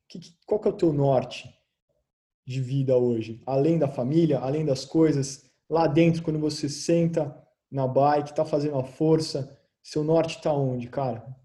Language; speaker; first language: Portuguese; native; Portuguese